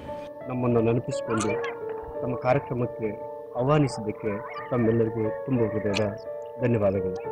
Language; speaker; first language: Kannada; native; Kannada